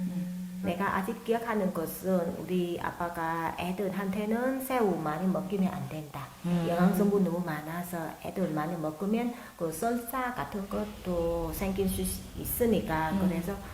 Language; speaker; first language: Korean; non-native, learner; Vietnamese